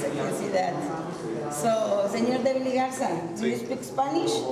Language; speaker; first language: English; non-native, learner; Spanish